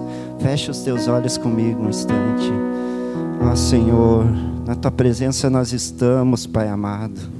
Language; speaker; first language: Portuguese; native; Portuguese